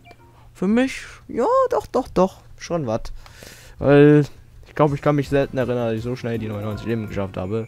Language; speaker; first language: German; native; German